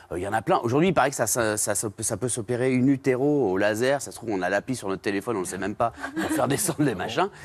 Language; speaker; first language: French; native; French